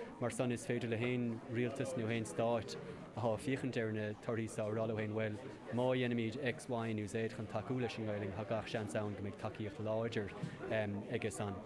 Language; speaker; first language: Irish; native; Irish